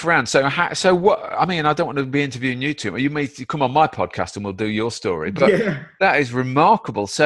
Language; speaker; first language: English; native; English